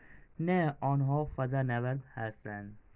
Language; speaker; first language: Persian; non-native, fluent; Urdu